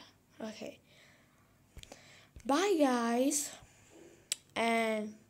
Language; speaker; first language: English; non-native, fluent; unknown